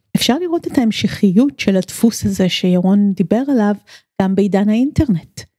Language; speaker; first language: Hebrew; native; Hebrew